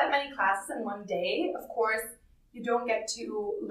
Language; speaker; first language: English; non-native, fluent; German